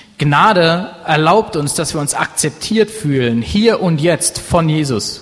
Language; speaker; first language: German; native; German